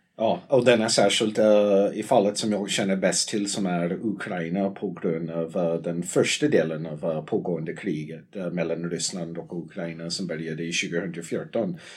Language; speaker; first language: Swedish; non-native, fluent; English